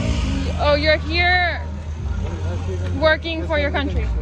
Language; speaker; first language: English; native; English